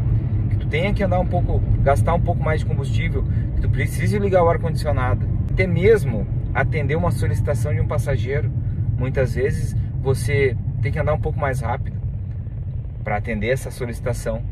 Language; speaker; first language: Portuguese; native; Portuguese